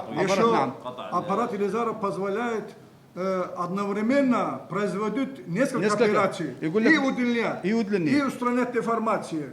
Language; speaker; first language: Russian; native; Russian